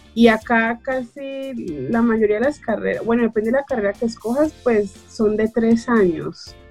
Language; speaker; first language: Spanish; native; Spanish